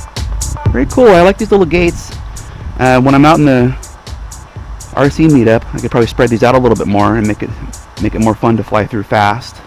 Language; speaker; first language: English; native; English